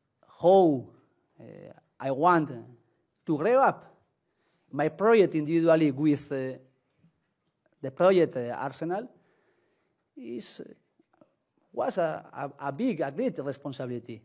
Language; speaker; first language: English; non-native, learner; Spanish